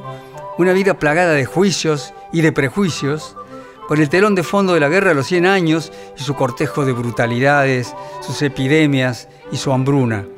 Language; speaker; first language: Spanish; native; Spanish